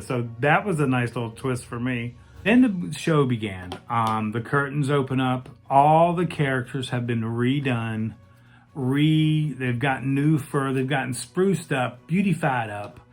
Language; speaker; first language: English; native; English